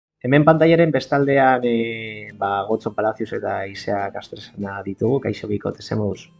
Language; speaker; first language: Basque; native; Basque